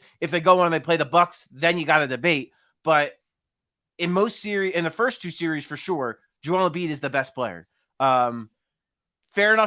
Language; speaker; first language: English; native; English